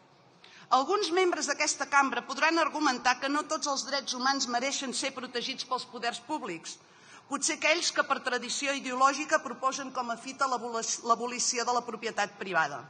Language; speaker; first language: Catalan; native; Catalan